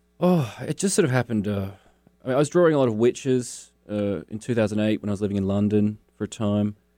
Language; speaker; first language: English; native; English